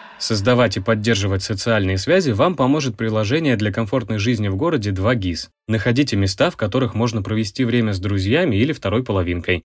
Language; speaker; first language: Russian; native; Russian